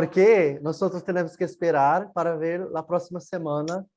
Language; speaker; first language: Spanish; non-native, learner; Portuguese